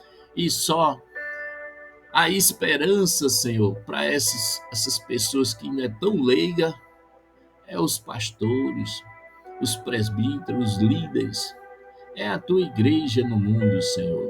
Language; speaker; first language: Portuguese; native; Portuguese